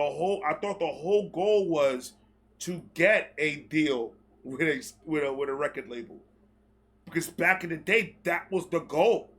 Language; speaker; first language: English; native; English